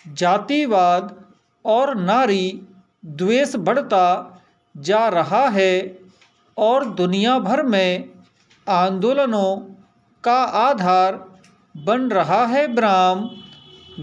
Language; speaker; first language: Hindi; native; Hindi